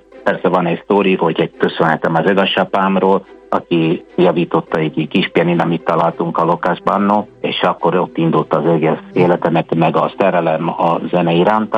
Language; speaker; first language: Hungarian; non-native, fluent; Italian